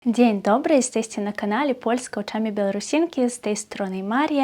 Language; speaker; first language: Polish; non-native, fluent; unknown